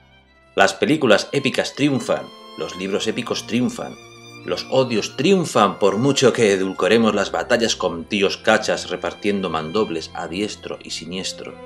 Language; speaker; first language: Spanish; native; Spanish